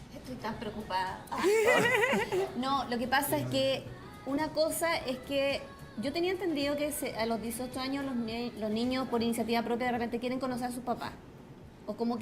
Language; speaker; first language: Spanish; native; Spanish